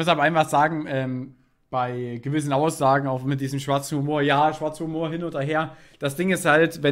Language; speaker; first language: German; native; German